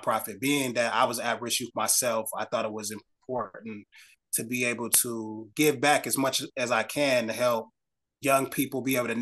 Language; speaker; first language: English; native; English